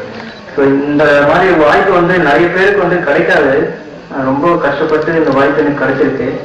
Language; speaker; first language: Tamil; non-native, fluent; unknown